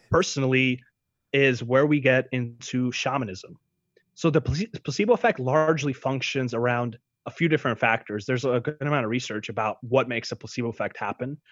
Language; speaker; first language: English; early bilingual, other home language; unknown